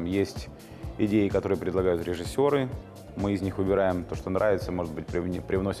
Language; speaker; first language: Russian; native; Russian